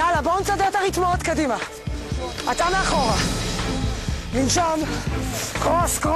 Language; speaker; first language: Hebrew; native; Hebrew